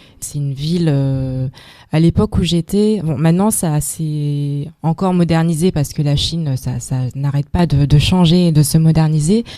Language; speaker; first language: French; native; French